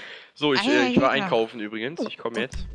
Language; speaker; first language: German; native; German